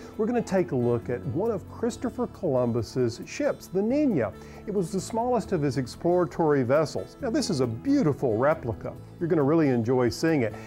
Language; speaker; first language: English; native; English